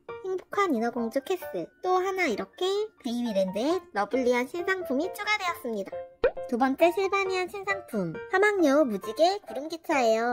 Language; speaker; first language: Korean; native; Korean